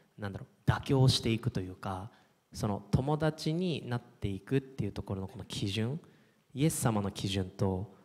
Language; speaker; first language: Japanese; native; Japanese